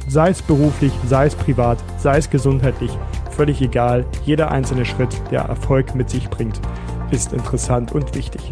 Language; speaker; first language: German; native; German